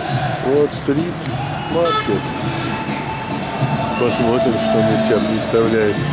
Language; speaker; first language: Russian; native; Russian